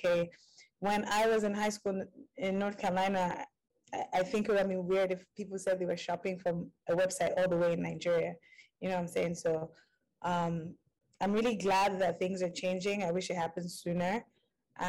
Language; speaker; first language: English; non-native, local second language; Igbo